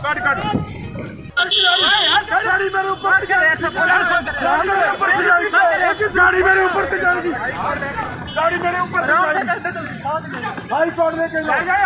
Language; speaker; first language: Hindi; non-native, local second language; Punjabi